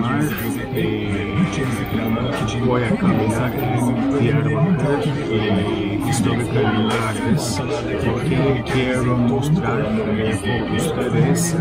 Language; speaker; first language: Spanish; non-native, learner; Turkish